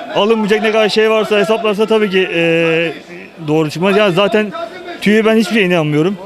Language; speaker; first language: Turkish; native; Turkish